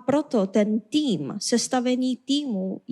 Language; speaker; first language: Czech; non-native, fluent; Korean